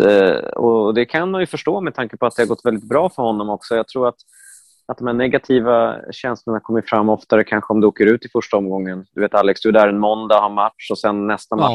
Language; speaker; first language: Swedish; native; Swedish